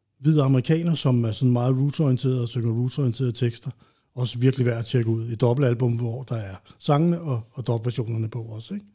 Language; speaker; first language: Danish; native; Danish